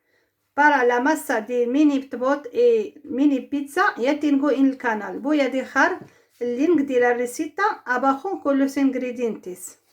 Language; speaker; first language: Spanish; non-native, fluent; Arabic